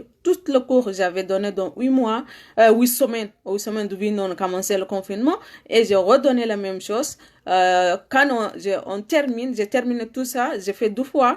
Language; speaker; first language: French; non-native, learner; Arabic